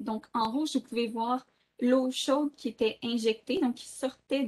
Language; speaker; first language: French; native; French